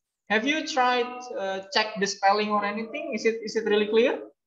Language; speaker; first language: English; non-native, fluent; Indonesian